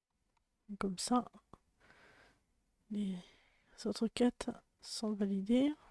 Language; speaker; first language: French; native; French